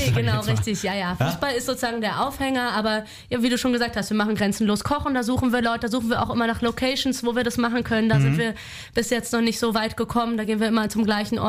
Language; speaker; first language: German; native; German